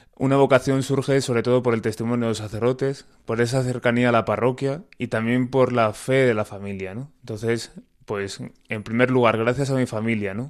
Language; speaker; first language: Spanish; native; Spanish